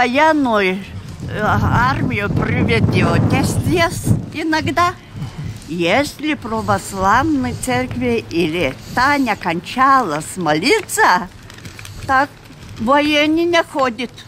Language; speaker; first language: Russian; non-native, learner; Lithuanian